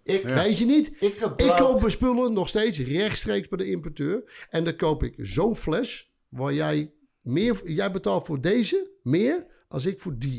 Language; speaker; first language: Dutch; native; Dutch